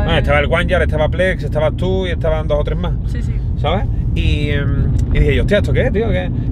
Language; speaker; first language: Spanish; native; Spanish